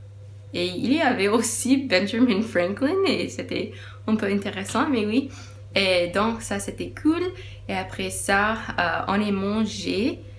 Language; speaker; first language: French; non-native, learner; English